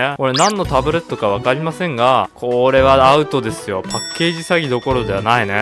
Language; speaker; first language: Japanese; native; Japanese